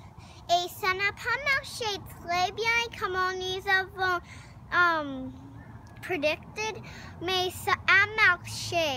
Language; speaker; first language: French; non-native, learner; English